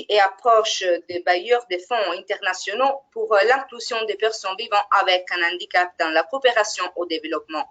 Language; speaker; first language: French; non-native, fluent; Italian